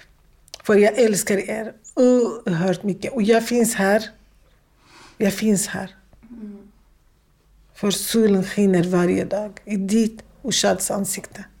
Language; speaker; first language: Swedish; non-native, fluent; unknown